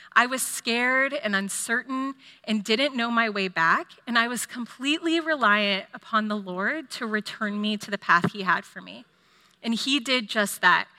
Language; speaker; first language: English; native; English